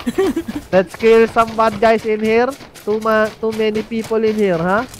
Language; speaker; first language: English; non-native, local second language; Filipino